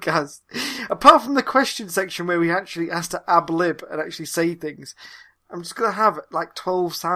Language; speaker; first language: English; native; English